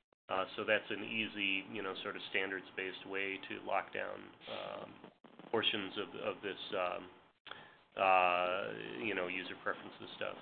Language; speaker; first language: English; native; English